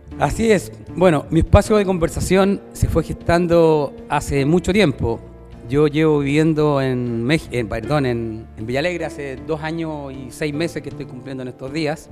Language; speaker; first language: Spanish; native; Spanish